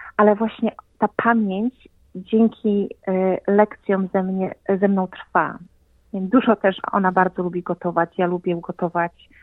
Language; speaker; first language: Polish; native; Polish